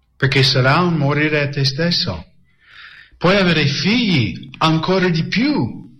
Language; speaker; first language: Italian; non-native, fluent; English